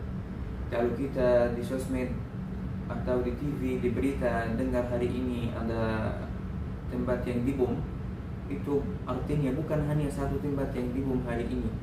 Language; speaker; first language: Indonesian; non-native, learner; Arabic